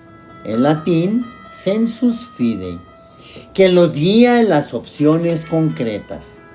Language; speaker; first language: Spanish; native; Spanish